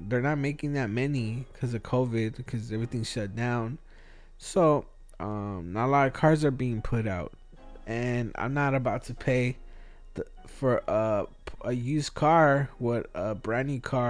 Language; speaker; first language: English; early bilingual, other home language; Spanish